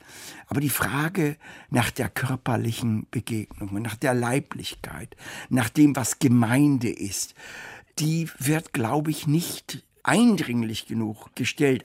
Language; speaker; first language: German; native; German